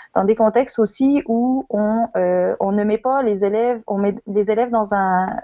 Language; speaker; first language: French; native; French